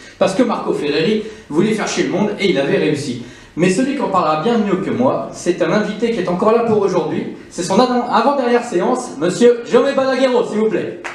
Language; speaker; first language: French; native; French